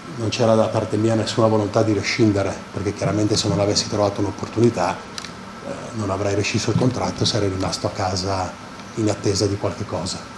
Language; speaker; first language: Italian; native; Italian